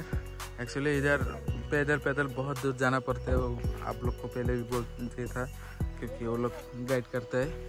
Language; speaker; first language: Hindi; non-native, local second language; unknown